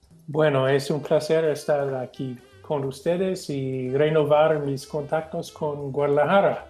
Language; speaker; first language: Spanish; non-native, fluent; English